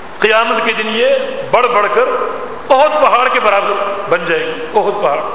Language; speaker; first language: Urdu; non-native, local second language; Punjabi